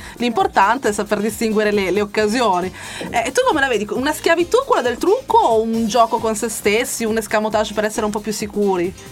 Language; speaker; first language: Italian; native; Italian